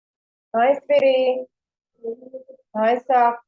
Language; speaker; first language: English; non-native, fluent; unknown